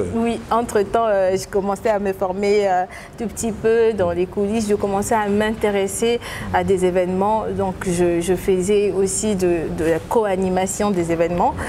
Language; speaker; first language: French; non-native, local second language; Lingala